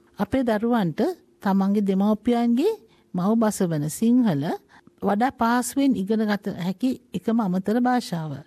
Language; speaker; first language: Sinhala; native; Sinhala